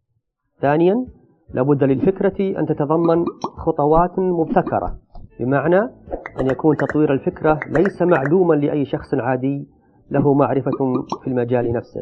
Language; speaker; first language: Arabic; native; Arabic